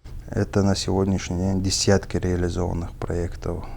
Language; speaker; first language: Russian; non-native, local second language; Chechen